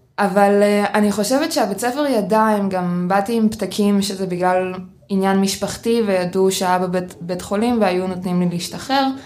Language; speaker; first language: Hebrew; early bilingual, other home language; Russian